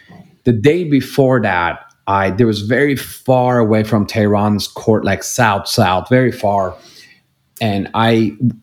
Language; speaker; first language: English; non-native, fluent; Persian